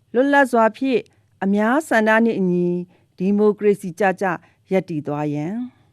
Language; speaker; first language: Burmese; non-native, local second language; S'gaw Karen